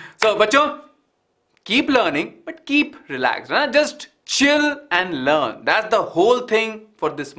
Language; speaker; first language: English; non-native, local second language; Hindi